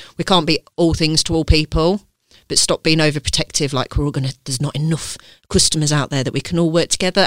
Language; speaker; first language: English; native; English